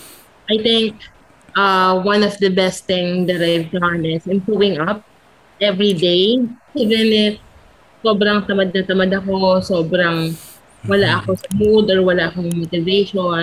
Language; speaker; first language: English; non-native, local second language; Filipino